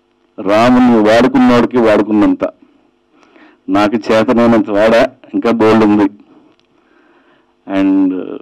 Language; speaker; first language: Telugu; native; Telugu